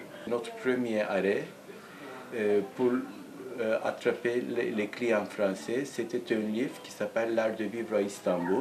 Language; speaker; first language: French; non-native, local second language; Turkish